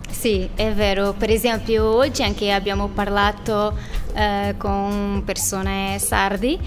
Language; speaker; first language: Italian; non-native, learner; Portuguese